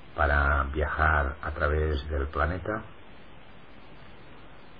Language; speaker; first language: Spanish; native; Spanish